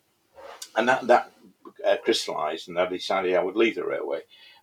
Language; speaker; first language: English; native; English